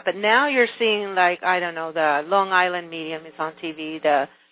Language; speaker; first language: English; native; English